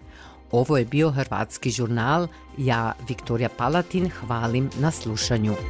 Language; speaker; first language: Serbian; native; Serbian